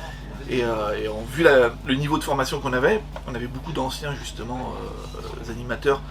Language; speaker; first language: French; native; French